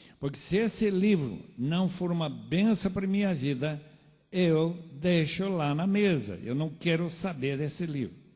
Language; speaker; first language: Portuguese; non-native, fluent; English